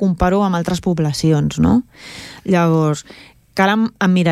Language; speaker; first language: Catalan; native; Catalan